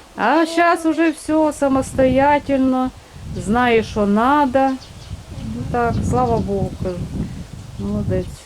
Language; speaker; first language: Ukrainian; native; Ukrainian